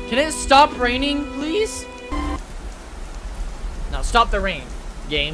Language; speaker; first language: English; native; English